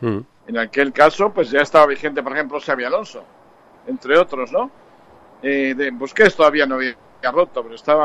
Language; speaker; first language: Spanish; native; Spanish